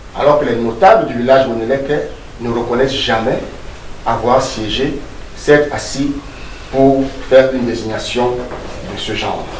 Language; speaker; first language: French; non-native, local second language; Duala